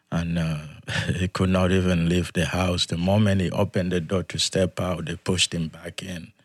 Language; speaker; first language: English; non-native, fluent; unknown